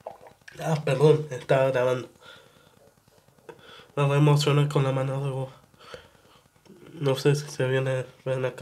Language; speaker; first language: Spanish; native; Spanish